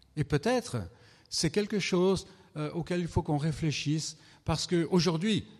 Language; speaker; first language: French; native; French